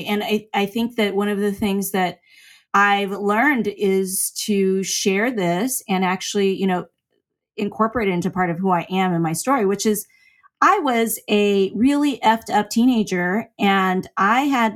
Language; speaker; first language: English; native; English